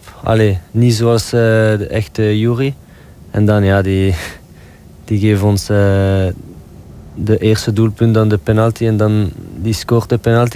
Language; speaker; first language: Dutch; non-native, local second language; French